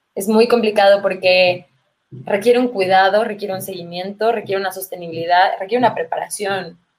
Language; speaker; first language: Spanish; native; Spanish